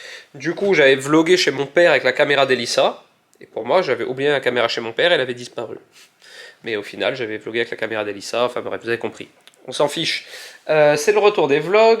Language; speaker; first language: French; native; French